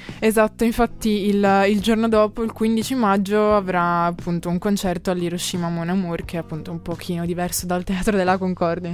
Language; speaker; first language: Italian; native; Italian